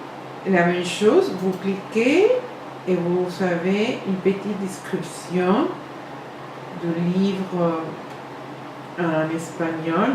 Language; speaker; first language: French; non-native, fluent; Spanish